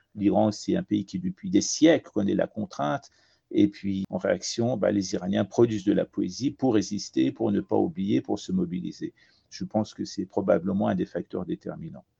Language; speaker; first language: French; early bilingual, other home language; Persian